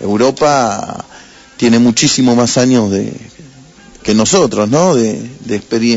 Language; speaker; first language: Spanish; native; Spanish